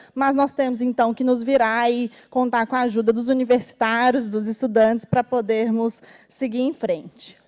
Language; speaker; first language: Portuguese; native; Portuguese